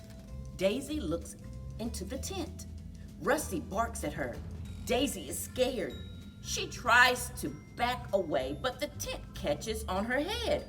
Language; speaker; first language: English; native; English